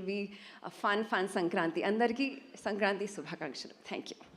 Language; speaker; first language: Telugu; non-native, fluent; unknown